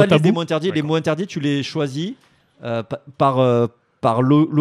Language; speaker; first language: French; native; French